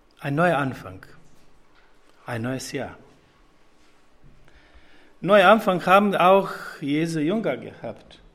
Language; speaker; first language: German; non-native, fluent; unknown